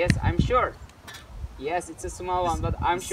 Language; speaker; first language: English; non-native, learner; Turkish